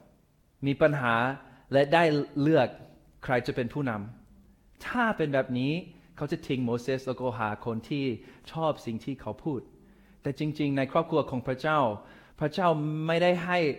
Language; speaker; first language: Thai; non-native, fluent; English